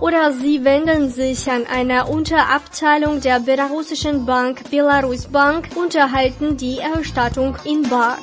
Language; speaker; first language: German; non-native, fluent; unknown